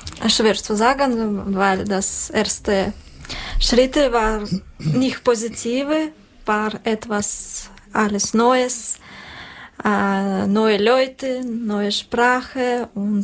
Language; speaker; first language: German; non-native, learner; Russian